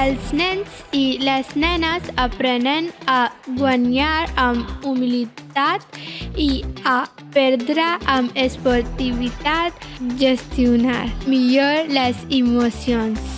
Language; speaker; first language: Catalan; non-native, learner; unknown